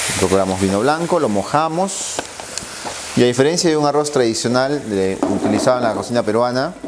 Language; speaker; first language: Spanish; native; Spanish